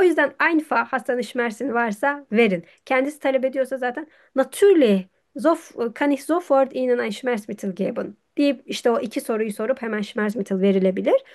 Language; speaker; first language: German; non-native, fluent; Turkish